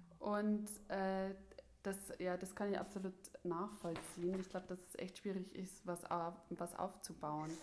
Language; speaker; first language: German; native; German